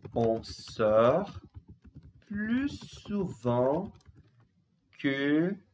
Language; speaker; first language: French; non-native, fluent; Portuguese